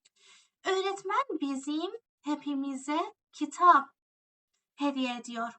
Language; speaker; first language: Turkish; non-native, fluent; Persian